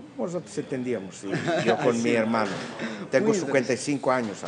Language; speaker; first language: Spanish; early bilingual, heritage; Greek